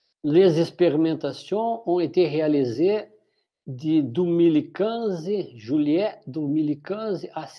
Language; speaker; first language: French; non-native, fluent; Portuguese